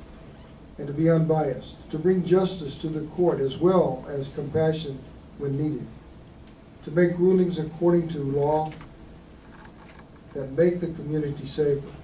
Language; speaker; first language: English; native; English